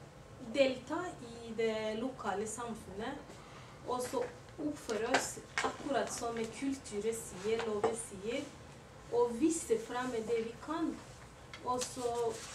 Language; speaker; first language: Norwegian; non-native, learner; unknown